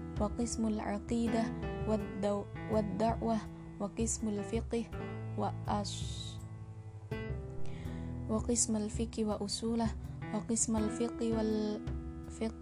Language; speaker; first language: Arabic; non-native, learner; Indonesian